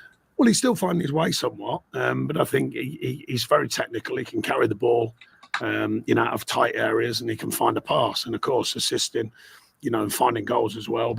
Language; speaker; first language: English; native; English